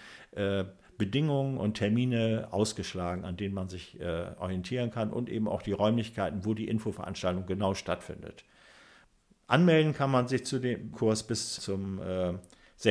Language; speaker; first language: German; native; German